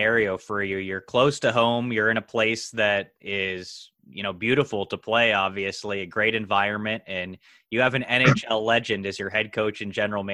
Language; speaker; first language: English; native; English